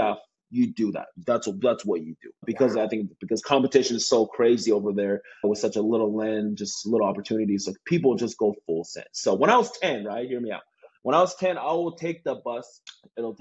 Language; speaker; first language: English; non-native, fluent; Korean